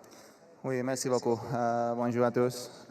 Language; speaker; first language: French; non-native, learner; Spanish